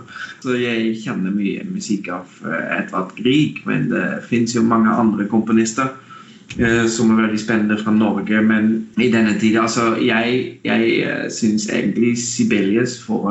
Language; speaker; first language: Norwegian; non-native, fluent; Dutch